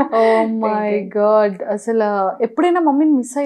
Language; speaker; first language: Telugu; native; Telugu